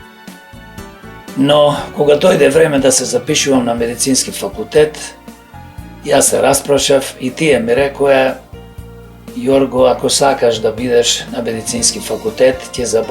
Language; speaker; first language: Macedonian; native; Macedonian